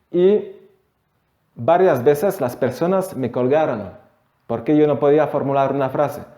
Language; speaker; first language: Spanish; non-native, fluent; French